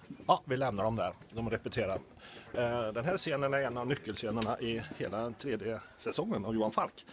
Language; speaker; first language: Swedish; native; Swedish